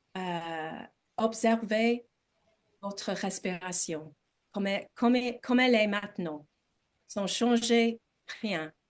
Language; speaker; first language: French; non-native, learner; English